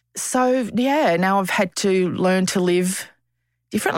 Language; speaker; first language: English; native; English